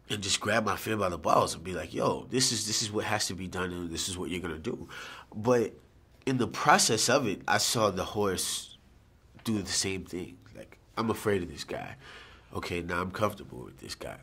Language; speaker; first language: English; native; English